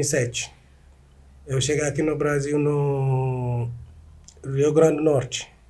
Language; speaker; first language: Portuguese; non-native, learner; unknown